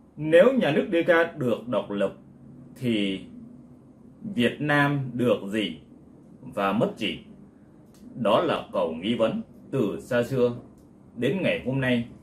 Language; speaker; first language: Vietnamese; non-native, local second language; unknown